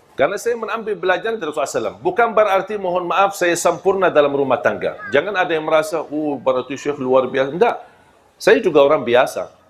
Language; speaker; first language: Malay; non-native, fluent; Arabic